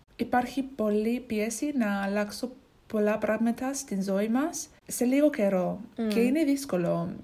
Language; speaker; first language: Greek; non-native, learner; English